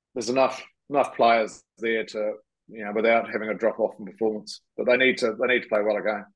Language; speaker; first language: English; native; English